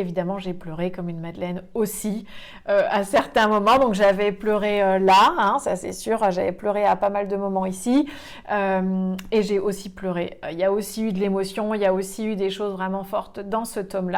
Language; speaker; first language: French; native; French